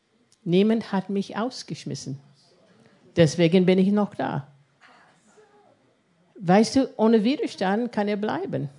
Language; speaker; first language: German; non-native, fluent; English